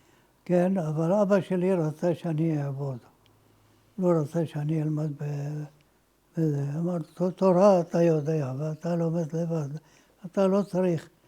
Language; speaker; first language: Hebrew; non-native, fluent; Ladino